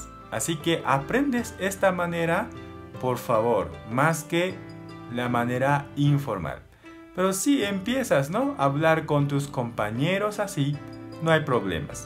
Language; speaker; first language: Spanish; non-native, learner; Japanese